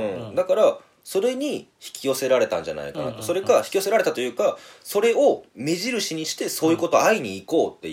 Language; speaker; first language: Japanese; native; Japanese